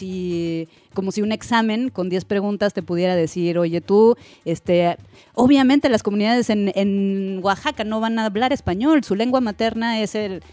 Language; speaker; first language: Spanish; native; Spanish